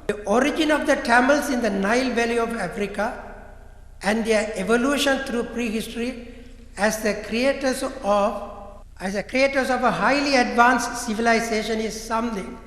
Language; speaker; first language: English; non-native, local second language; Tamil